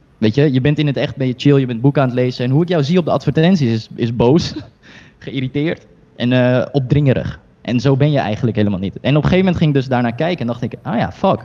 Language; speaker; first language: Dutch; early bilingual, other home language; Chinese